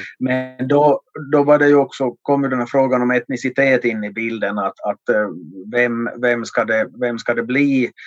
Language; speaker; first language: Swedish; native; Swedish